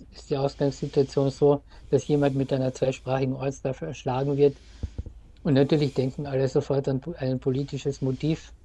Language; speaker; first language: German; native; German